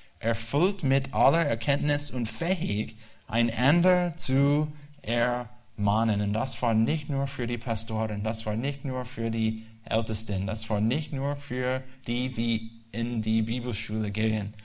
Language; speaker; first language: German; non-native, learner; English